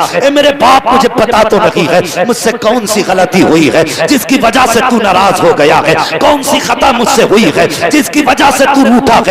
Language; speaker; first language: Hindi; native; Hindi